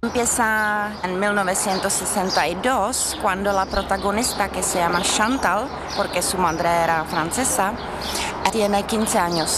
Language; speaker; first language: Spanish; non-native, fluent; Czech